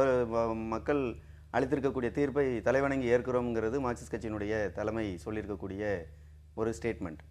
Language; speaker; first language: Tamil; native; Tamil